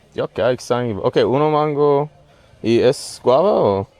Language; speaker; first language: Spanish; non-native, learner; Turkish